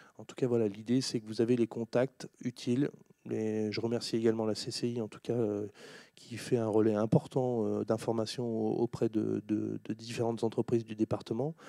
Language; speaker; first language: French; native; French